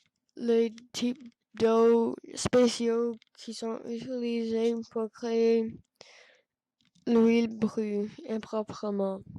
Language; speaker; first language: French; non-native, learner; English